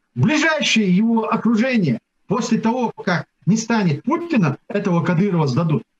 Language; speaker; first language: Russian; non-native, local second language; Chechen